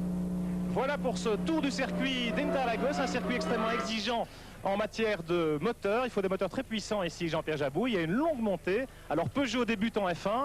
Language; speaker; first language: French; native; French